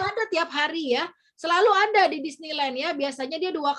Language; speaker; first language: Indonesian; native; Indonesian